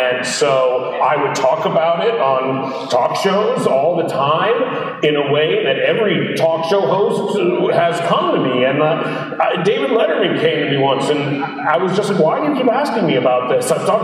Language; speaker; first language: English; native; English